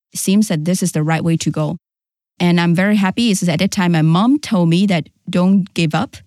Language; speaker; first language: English; non-native, fluent; Chinese